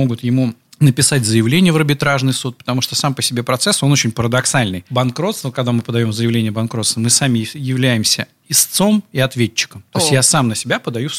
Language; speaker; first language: Russian; native; Russian